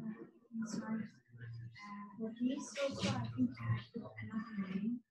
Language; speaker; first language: English; non-native, fluent; Korean